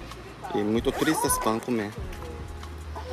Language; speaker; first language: Portuguese; non-native, learner; Japanese